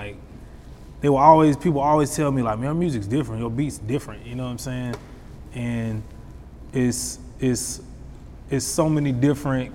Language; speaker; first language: English; native; English